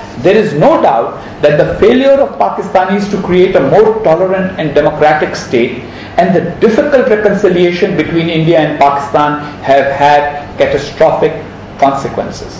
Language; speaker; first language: English; non-native, local second language; Urdu